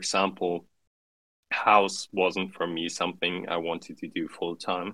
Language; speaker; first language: English; non-native, fluent; German